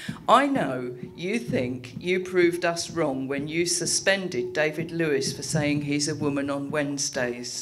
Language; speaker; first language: English; native; English